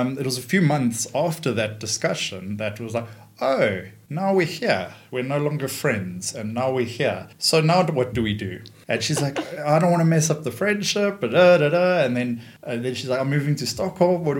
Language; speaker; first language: English; native; English